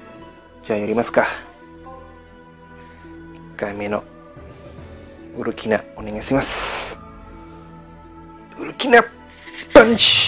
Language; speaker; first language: Japanese; non-native, learner; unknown